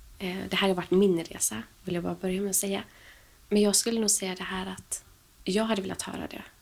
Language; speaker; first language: Swedish; native; Swedish